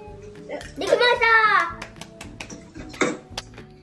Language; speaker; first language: Japanese; early bilingual, heritage; Japanese